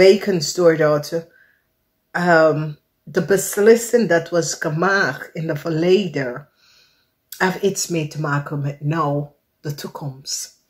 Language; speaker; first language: Dutch; non-native, fluent; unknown